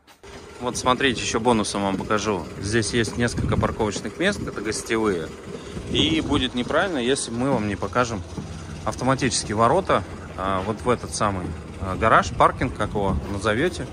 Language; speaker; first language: Russian; native; Russian